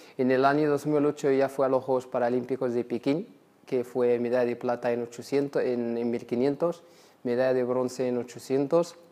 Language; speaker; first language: Spanish; non-native, fluent; Arabic